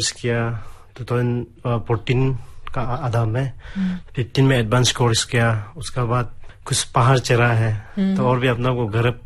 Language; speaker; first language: Hindi; non-native, local second language; Adi